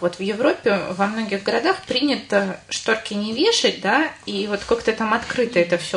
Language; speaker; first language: Russian; native; Russian